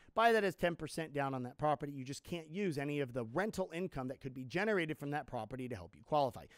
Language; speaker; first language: English; native; English